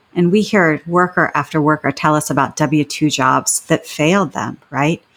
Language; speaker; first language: English; native; English